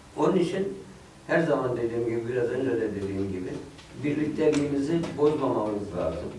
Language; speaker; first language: Turkish; native; Turkish